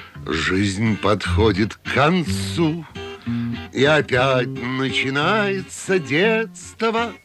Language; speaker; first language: Russian; native; Russian